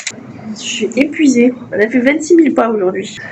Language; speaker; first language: French; native; French